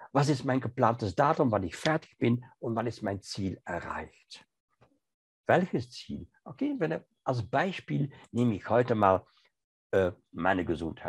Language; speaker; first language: German; non-native, fluent; French